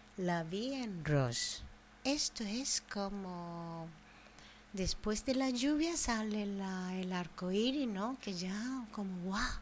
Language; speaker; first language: Spanish; non-native, fluent; Japanese